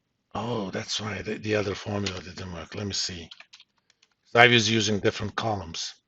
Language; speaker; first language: English; native; English